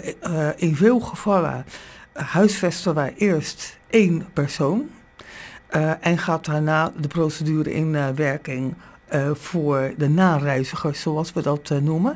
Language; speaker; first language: Dutch; native; Dutch